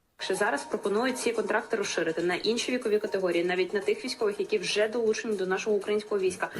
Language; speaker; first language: Ukrainian; native; Ukrainian